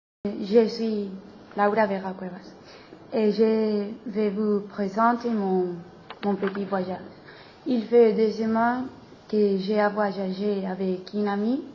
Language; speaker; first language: French; non-native, learner; Spanish